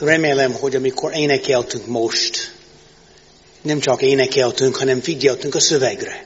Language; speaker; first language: Hungarian; non-native, fluent; English